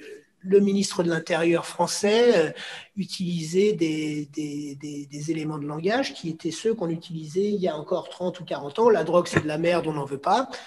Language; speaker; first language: French; native; French